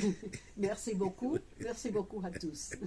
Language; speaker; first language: French; non-native, fluent; Spanish